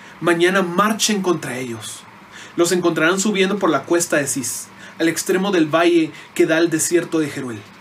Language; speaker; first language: Spanish; native; Spanish